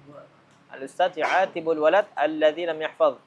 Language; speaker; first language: Arabic; non-native, fluent; Indonesian